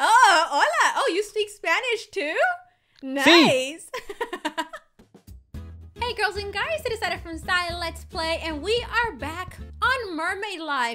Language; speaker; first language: English; native; English